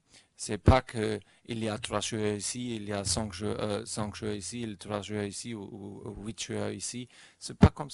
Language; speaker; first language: French; non-native, learner; German